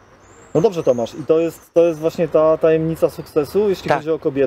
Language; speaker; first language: Polish; native; Polish